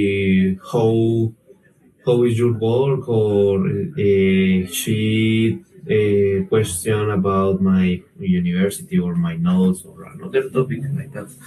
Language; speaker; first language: English; non-native, learner; Spanish